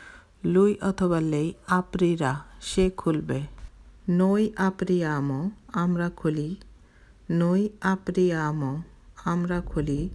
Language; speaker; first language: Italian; non-native, fluent; Bangla